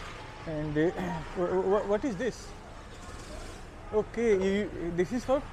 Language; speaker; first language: English; non-native, local second language; Hindi